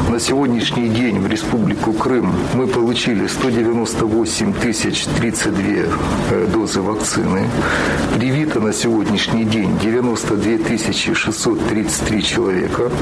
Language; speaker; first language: Russian; native; Russian